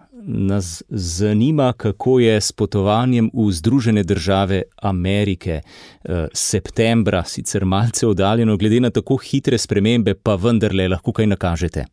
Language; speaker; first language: Slovenian; native; Slovenian